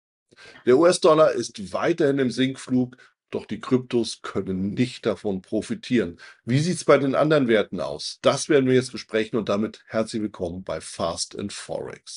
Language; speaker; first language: German; native; German